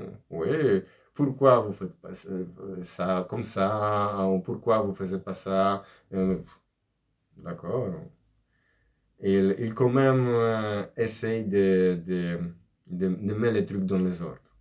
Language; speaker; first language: French; non-native, fluent; Polish